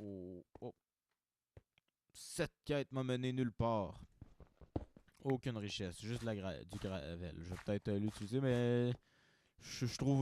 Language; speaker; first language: French; native; French